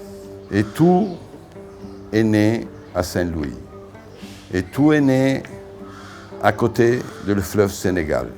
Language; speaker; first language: French; non-native, fluent; Italian